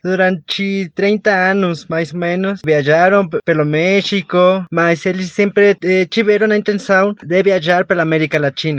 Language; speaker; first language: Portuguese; non-native, learner; Spanish